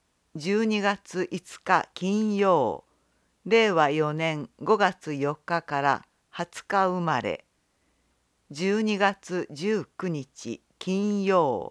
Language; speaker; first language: Japanese; native; Japanese